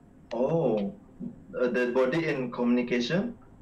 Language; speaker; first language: English; non-native, learner; Indonesian